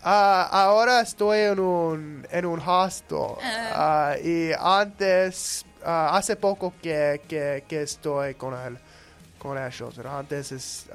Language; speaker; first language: Spanish; non-native, fluent; English